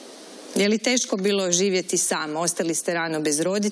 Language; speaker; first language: Croatian; native; Croatian